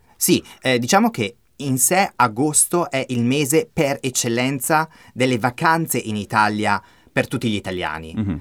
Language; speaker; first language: Italian; native; Italian